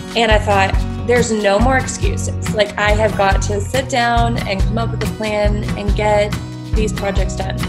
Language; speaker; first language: English; native; English